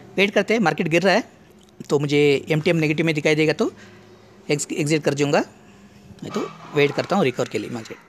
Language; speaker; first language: Hindi; non-native, local second language; Kannada